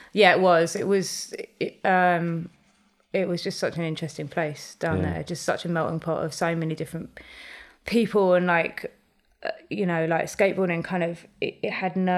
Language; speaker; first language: English; native; English